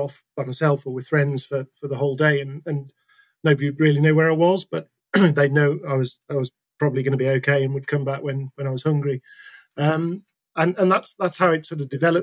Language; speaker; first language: English; native; English